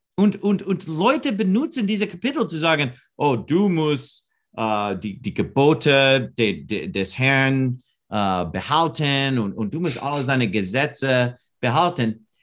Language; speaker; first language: German; non-native, learner; English